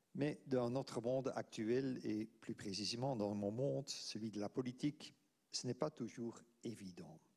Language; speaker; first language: French; non-native, local second language; Dutch